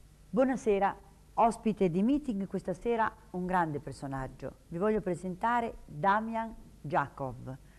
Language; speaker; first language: Italian; native; Italian